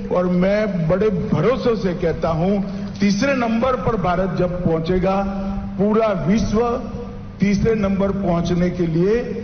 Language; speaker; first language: Hindi; non-native, local second language; Gujarati